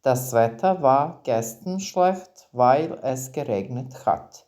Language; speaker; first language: German; non-native, fluent; Serbian